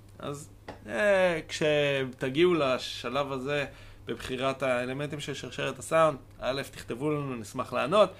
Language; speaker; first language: Hebrew; native; Hebrew